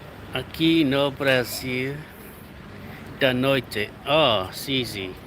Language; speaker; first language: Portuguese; non-native, learner; English